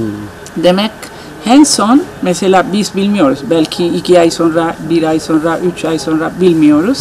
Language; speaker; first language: Turkish; non-native, learner; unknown